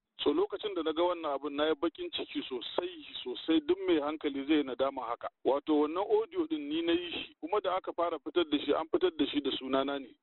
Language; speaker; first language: Hausa; non-native, local second language; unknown